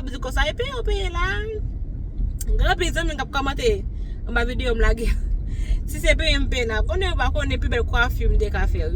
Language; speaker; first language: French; non-native, learner; Haitian Creole